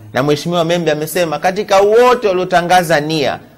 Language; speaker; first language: Swahili; native; Swahili